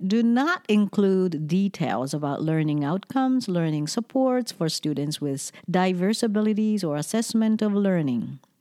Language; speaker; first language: English; non-native, fluent; Japanese